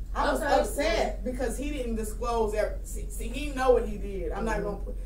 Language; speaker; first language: English; native; English